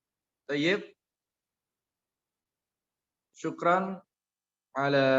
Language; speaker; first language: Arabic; non-native, learner; Indonesian